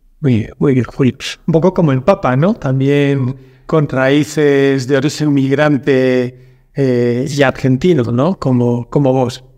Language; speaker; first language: Spanish; native; Spanish